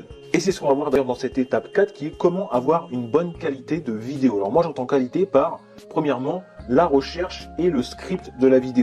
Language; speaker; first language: French; native; French